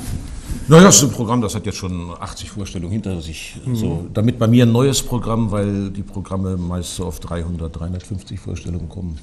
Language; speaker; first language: German; native; German